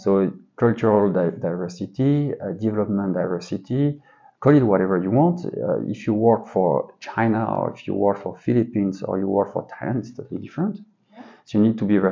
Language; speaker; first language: English; non-native, fluent; French